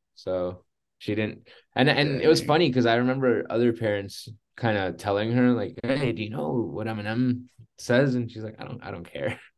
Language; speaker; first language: English; early bilingual, other home language; Spanish